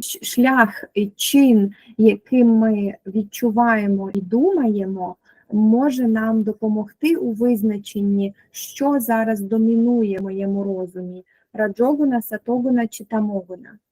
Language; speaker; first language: Ukrainian; native; Ukrainian